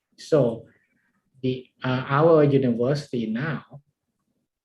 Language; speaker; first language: English; non-native, learner; Thai